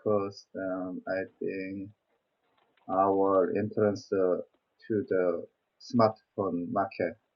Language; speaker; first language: English; non-native, learner; Korean